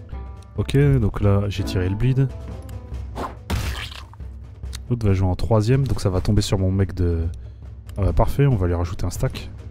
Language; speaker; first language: French; native; French